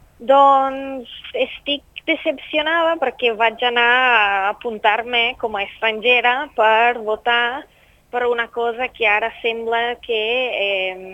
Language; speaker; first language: Catalan; non-native, fluent; English